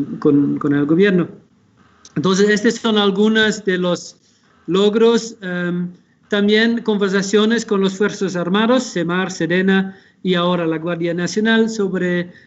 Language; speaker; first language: Spanish; non-native, fluent; Dutch